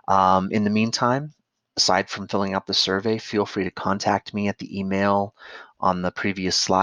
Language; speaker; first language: English; native; English